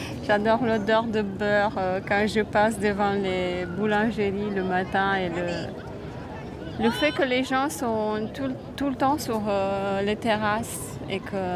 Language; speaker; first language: French; non-native, fluent; Romanian